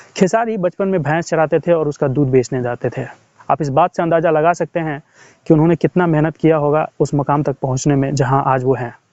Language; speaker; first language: Hindi; native; Hindi